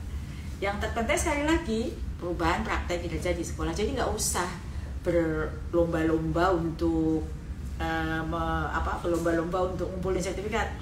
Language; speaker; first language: Indonesian; native; Indonesian